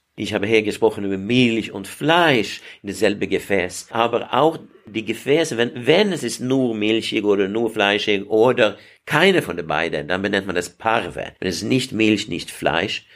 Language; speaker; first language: German; non-native, fluent; Swedish